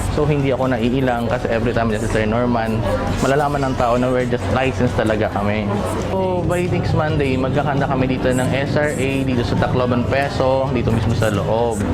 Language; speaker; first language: Filipino; non-native, local second language; Hiligaynon